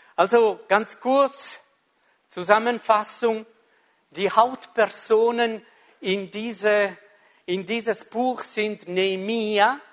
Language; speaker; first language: German; non-native, local second language; Italian